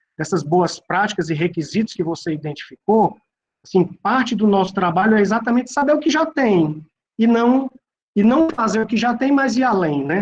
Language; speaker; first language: Portuguese; native; Portuguese